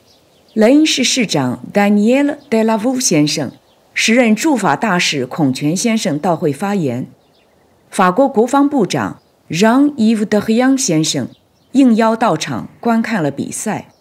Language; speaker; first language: Chinese; native; Chinese